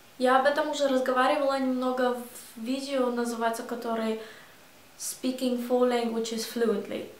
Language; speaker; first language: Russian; early bilingual, heritage; Russian